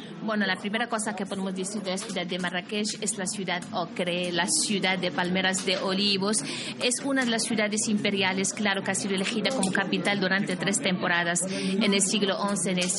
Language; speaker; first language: Spanish; non-native, fluent; Arabic